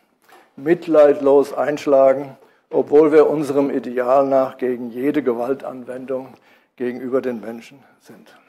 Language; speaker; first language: German; native; German